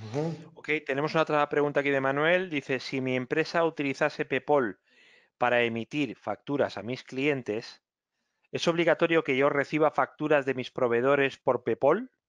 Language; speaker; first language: Spanish; native; Spanish